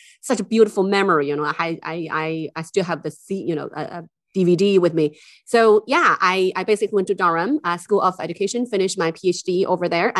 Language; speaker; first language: English; non-native, fluent; Chinese